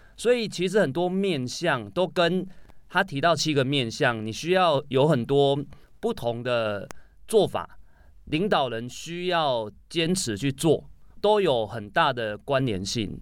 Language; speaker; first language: Chinese; native; Chinese